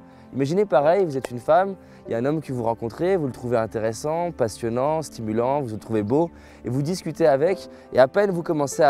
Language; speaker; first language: French; native; French